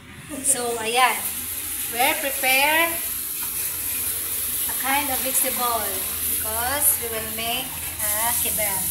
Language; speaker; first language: English; non-native, learner; Filipino